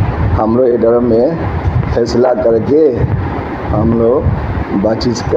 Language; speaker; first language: Hindi; non-native, learner; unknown